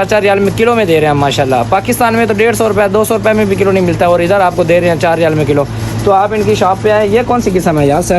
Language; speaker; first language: Hindi; native; Hindi